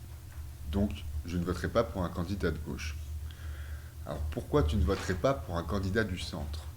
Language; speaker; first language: French; native; French